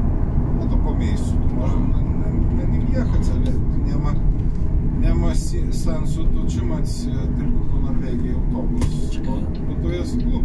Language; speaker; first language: Polish; non-native, learner; Russian